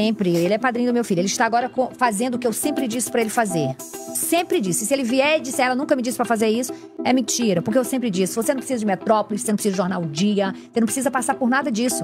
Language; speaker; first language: Portuguese; native; Portuguese